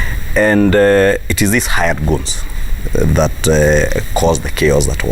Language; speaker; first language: English; non-native, local second language; Kikuyu